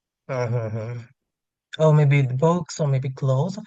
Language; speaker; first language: English; non-native, fluent; Burmese